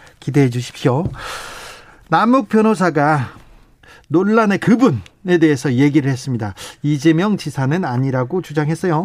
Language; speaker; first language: Korean; native; Korean